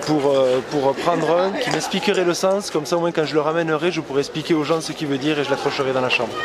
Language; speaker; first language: French; native; French